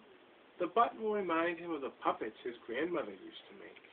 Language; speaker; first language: English; native; English